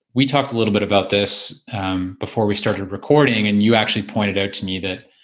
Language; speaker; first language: English; native; English